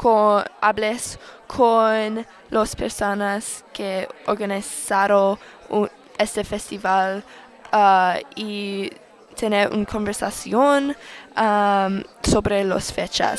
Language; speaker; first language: Spanish; non-native, learner; English